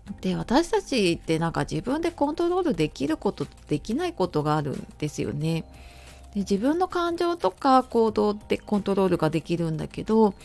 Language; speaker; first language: Japanese; native; Japanese